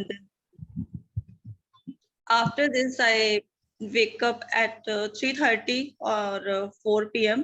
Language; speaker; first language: English; non-native, learner; Hindi